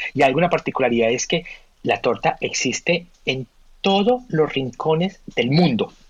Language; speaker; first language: Spanish; native; Spanish